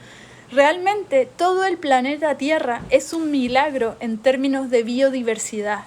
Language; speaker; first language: Spanish; native; Spanish